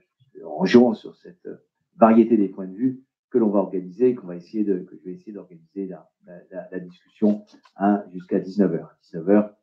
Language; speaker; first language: French; native; French